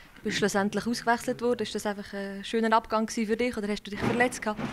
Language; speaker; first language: German; native; German